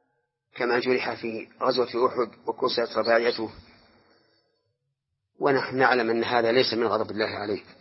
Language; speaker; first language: Arabic; native; Arabic